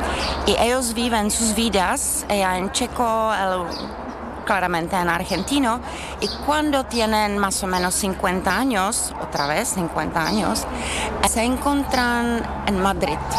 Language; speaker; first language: Spanish; non-native, fluent; Czech